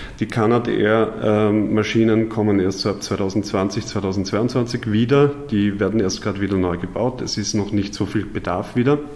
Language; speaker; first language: German; native; German